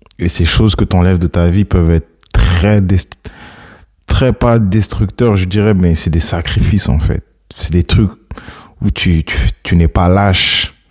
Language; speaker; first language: French; early bilingual, other home language; Akan